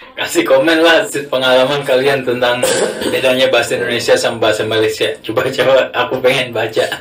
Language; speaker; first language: Indonesian; non-native, fluent; English